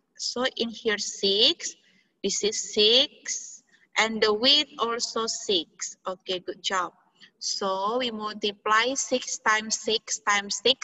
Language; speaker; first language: English; non-native, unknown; Indonesian